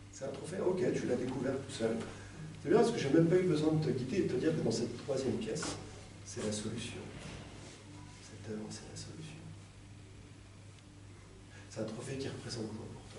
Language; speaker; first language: French; native; French